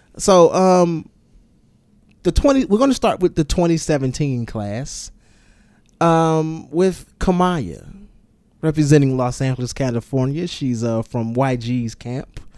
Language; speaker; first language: English; native; English